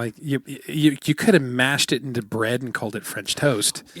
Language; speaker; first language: English; native; English